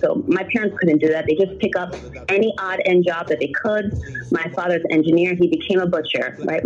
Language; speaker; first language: English; early bilingual, other home language; German